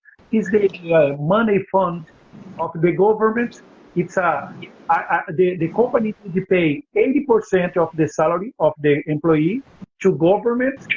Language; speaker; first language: English; non-native, learner; Portuguese